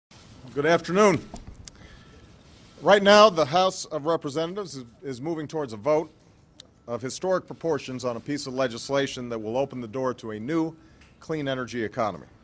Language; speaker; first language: English; native; English